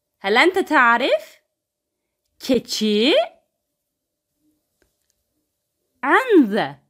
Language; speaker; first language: Arabic; non-native, fluent; Turkish